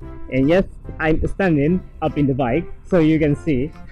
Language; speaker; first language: English; non-native, fluent; Spanish